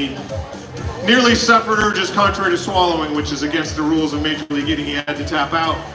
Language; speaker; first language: English; native; English